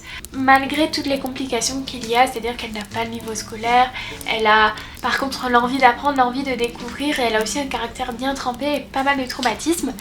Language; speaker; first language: French; native; French